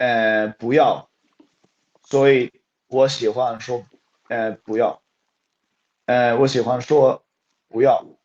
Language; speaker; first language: Chinese; non-native, fluent; Swedish